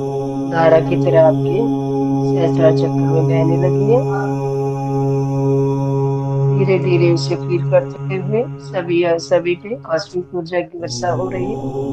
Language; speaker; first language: Hindi; native; Hindi